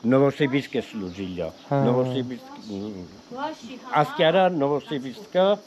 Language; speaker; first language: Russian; non-native, local second language; Armenian